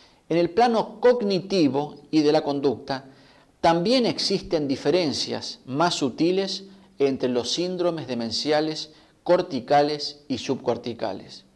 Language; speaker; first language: Spanish; native; Spanish